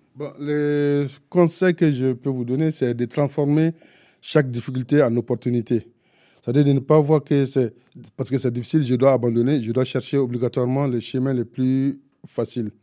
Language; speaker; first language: French; non-native, local second language; Bambara